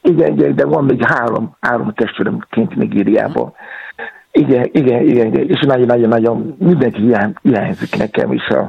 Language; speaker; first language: Hungarian; non-native, learner; Yoruba